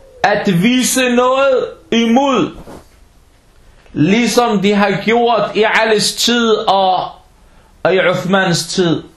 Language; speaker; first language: Danish; early bilingual, other home language; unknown